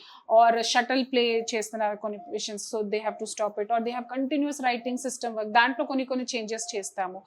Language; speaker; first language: Telugu; non-native, learner; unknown